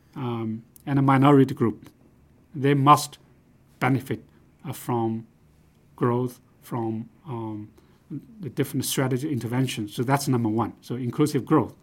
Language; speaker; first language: English; non-native, fluent; Chinese